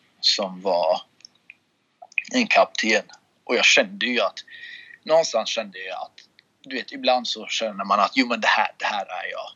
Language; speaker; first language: Swedish; early bilingual, other home language; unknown